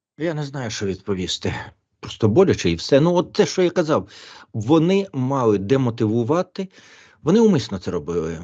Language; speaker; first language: Ukrainian; native; Ukrainian